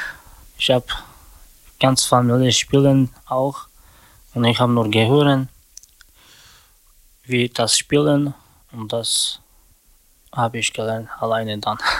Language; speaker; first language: German; non-native, learner; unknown